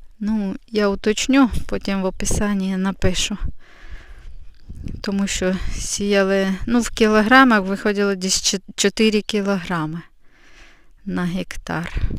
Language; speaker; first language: Ukrainian; native; Ukrainian